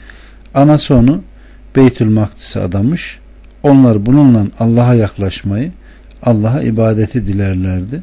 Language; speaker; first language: Turkish; native; Turkish